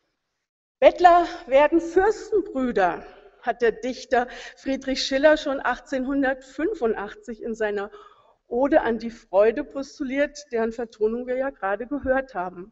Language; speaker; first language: German; native; German